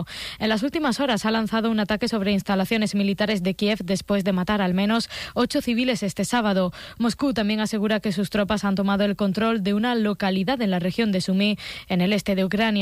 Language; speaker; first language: Spanish; native; Spanish